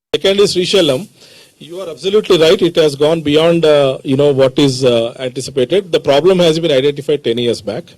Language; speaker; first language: English; non-native, local second language; Telugu